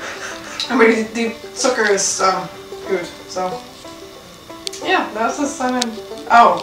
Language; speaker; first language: German; non-native, learner; English